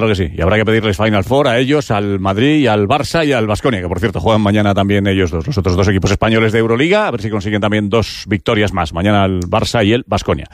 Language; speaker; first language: Spanish; native; Spanish